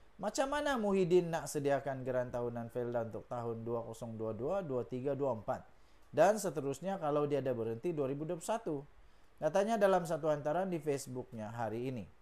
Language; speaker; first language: Malay; native; Malay